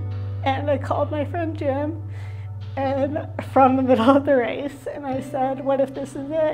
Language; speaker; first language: English; native; English